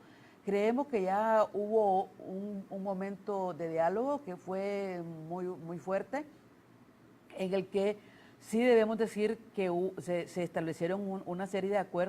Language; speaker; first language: Spanish; native; Spanish